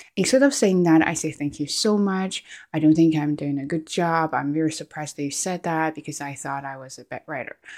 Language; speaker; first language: English; non-native, fluent; Chinese